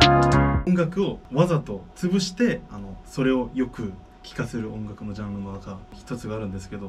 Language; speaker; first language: Japanese; non-native, fluent; Korean